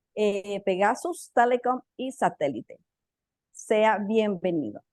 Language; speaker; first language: Spanish; native; Spanish